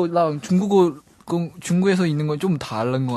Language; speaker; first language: Korean; non-native, learner; Chinese